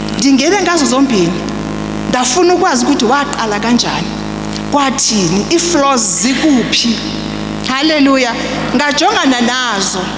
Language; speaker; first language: Zulu; non-native, local second language; Xhosa